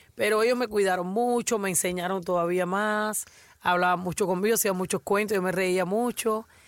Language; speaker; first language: Spanish; native; Spanish